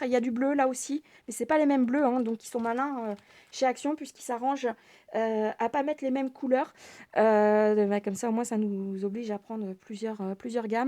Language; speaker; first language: French; native; French